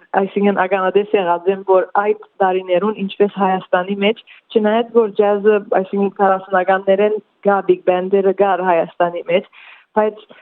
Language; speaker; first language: Armenian; early bilingual, heritage; Armenian